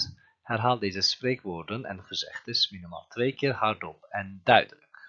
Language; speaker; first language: Dutch; non-native, fluent; Turkish